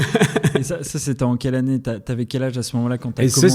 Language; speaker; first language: French; native; French